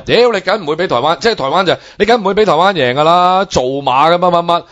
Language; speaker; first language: Cantonese; native; Cantonese